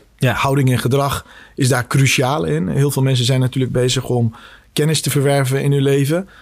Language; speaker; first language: Dutch; early bilingual, other home language; Albanian